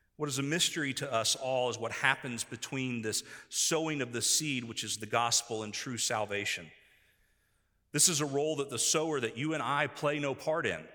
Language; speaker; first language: English; native; English